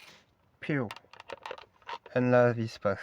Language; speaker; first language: Spanish; non-native, learner; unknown